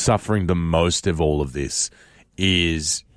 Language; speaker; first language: English; native; English